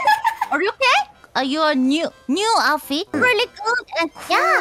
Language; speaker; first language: English; non-native, learner; Korean